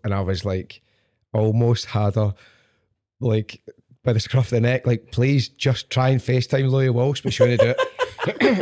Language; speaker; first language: English; native; English